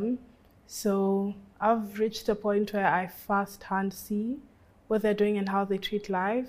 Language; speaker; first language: English; native; English